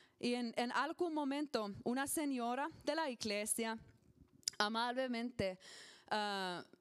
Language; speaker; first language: Spanish; non-native, learner; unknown